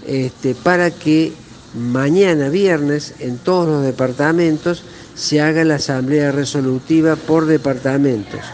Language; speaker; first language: Spanish; native; Spanish